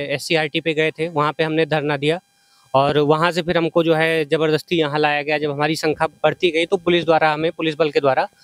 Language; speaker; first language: Hindi; native; Hindi